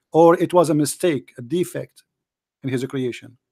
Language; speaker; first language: English; non-native, fluent; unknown